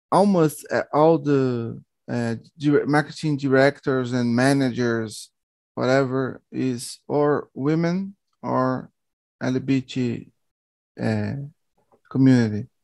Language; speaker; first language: English; non-native, learner; Portuguese